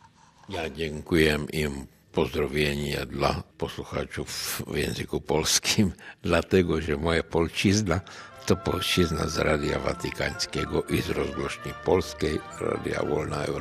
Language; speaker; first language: Polish; non-native, learner; Czech